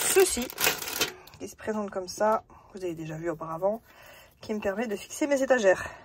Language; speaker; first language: French; native; French